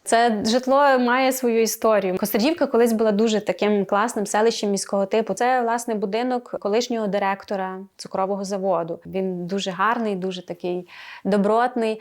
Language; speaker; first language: Ukrainian; native; Ukrainian